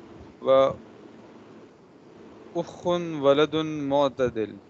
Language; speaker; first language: Arabic; non-native, learner; Urdu